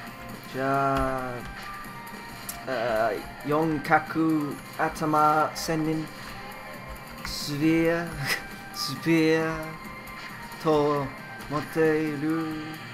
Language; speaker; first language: Japanese; non-native, learner; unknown